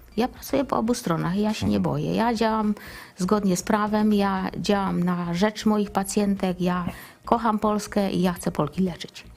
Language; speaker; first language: Polish; native; Polish